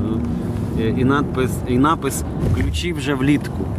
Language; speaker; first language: Polish; non-native, learner; Ukrainian